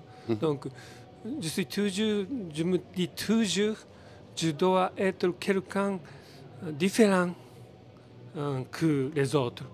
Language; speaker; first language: French; non-native, learner; Japanese